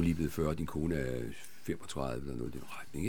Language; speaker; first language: Danish; native; Danish